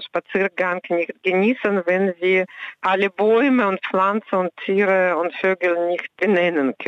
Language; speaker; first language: German; non-native, fluent; Russian